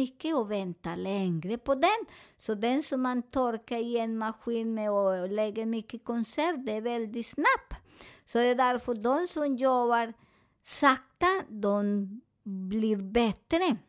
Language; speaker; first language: Swedish; non-native, learner; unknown